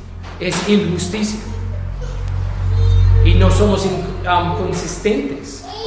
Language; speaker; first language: Spanish; non-native, fluent; English